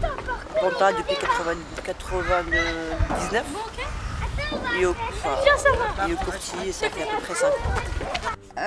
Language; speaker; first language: French; non-native, local second language; Arabic